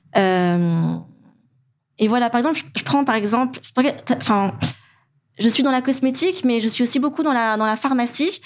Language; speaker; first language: French; non-native, local second language; Malagasy